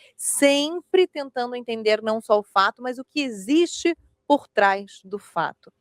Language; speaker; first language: Portuguese; native; Portuguese